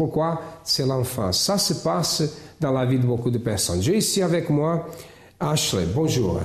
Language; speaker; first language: French; non-native, fluent; Portuguese